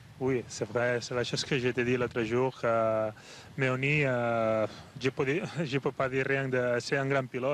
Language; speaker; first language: French; non-native, learner; Spanish